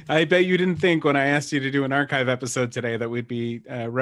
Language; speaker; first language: English; native; English